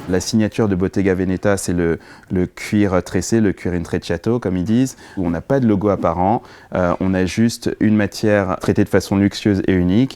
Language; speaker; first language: French; native; French